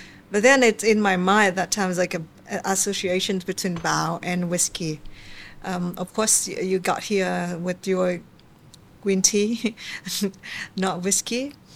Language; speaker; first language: English; non-native, fluent; Vietnamese